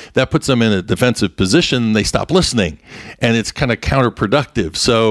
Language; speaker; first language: English; native; English